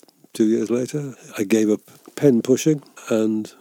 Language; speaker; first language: English; native; English